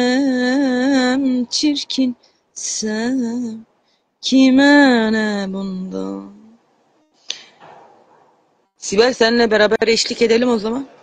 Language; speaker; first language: Turkish; native; Turkish